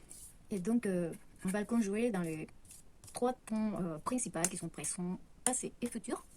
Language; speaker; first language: French; non-native, fluent; Spanish